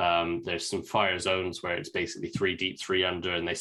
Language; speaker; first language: English; native; English